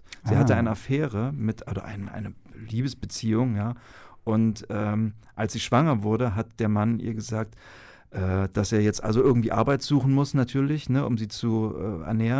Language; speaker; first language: German; native; German